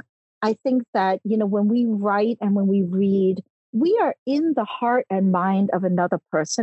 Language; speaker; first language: English; early bilingual, other home language; Cantonese